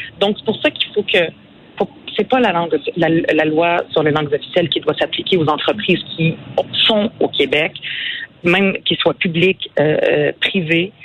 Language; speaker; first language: French; early bilingual, other home language; Arabic